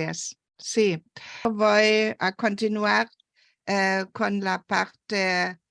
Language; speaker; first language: Spanish; non-native, fluent; German